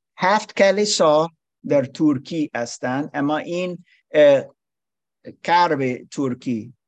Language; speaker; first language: Persian; non-native, learner; English